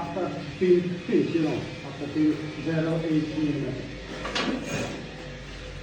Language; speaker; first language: English; non-native, learner; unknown